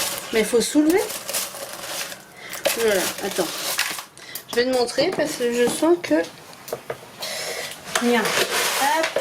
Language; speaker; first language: French; native; French